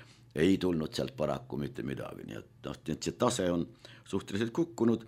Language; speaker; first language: Estonian; native; Estonian